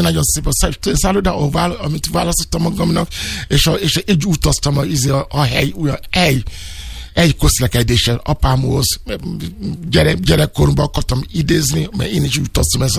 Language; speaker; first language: Hungarian; non-native, fluent; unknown